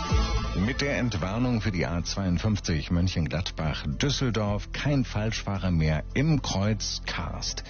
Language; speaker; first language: German; native; German